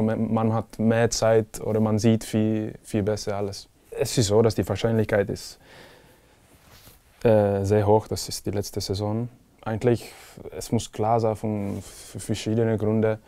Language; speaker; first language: German; non-native, fluent; Czech